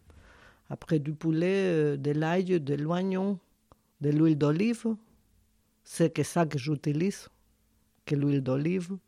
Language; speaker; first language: French; non-native, fluent; Spanish